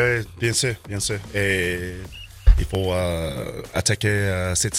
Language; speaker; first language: French; non-native, learner; English